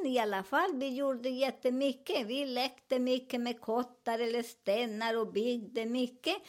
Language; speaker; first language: Swedish; non-native, learner; Spanish